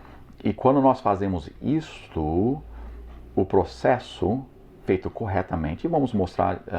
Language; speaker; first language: Portuguese; non-native, fluent; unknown